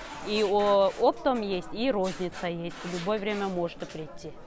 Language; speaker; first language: Russian; non-native, learner; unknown